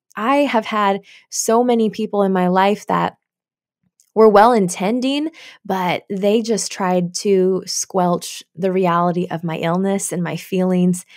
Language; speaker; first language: English; native; English